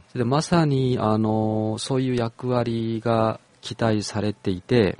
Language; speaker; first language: Japanese; non-native, fluent; Korean